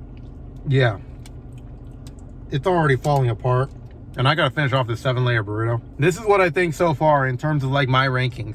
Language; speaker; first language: English; native; English